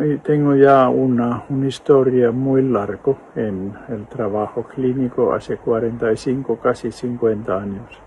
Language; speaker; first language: Spanish; non-native, fluent; Finnish